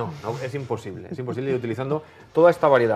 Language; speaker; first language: Spanish; native; Spanish